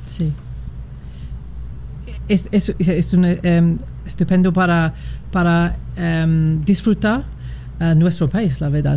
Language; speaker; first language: Spanish; non-native, fluent; English